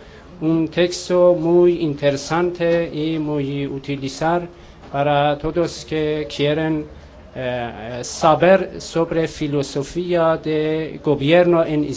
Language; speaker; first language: Spanish; non-native, learner; Persian